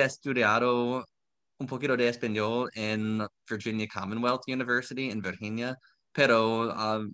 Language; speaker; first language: Spanish; non-native, fluent; English